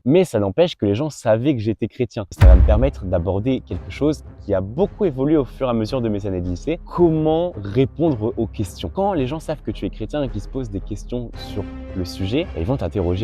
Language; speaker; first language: French; native; French